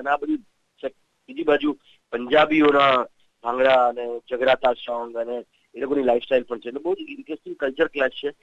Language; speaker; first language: Gujarati; native; Gujarati